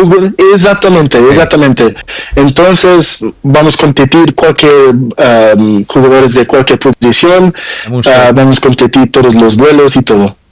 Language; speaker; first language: Spanish; non-native, learner; Portuguese